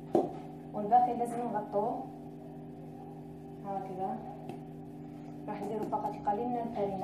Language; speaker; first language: Arabic; native; Arabic